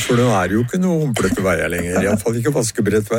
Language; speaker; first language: Norwegian; native; Norwegian